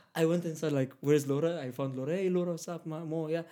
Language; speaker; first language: English; non-native, fluent; Arabic